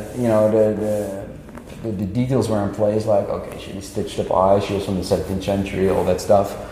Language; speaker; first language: English; non-native, fluent; Dutch